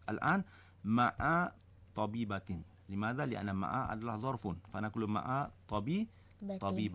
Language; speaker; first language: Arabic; non-native, fluent; Malay